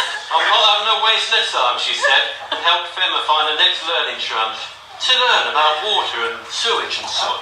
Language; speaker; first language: English; native; English